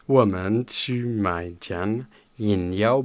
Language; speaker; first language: Chinese; non-native, learner; French